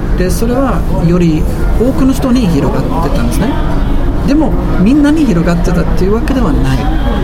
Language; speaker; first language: Japanese; non-native, fluent; Swedish